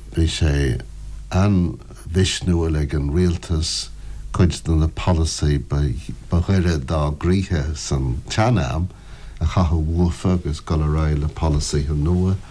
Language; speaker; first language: Irish; non-native, local second language; English